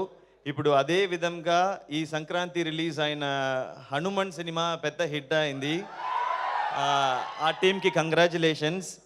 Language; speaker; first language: Telugu; non-native, learner; Tamil